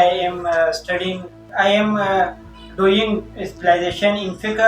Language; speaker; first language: English; non-native, learner; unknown